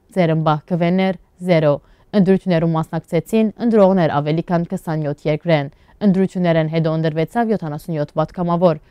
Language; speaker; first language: Armenian; early bilingual, heritage; Armenian